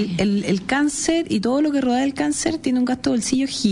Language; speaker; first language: Spanish; native; Spanish